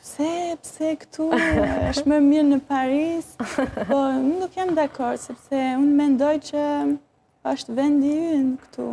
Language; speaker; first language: Albanian; early bilingual, heritage; French